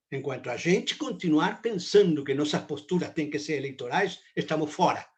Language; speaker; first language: Portuguese; non-native, fluent; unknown